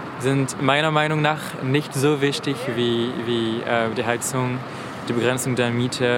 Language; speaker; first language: German; non-native, fluent; French